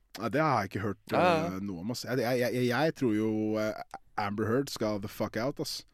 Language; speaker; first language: Norwegian; native; Norwegian